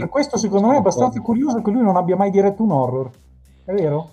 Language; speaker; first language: Italian; native; Italian